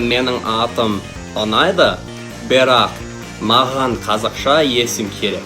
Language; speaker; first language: Kazakh; non-native, learner; English